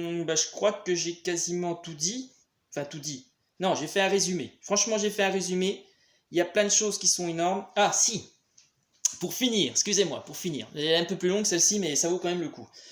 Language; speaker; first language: French; native; French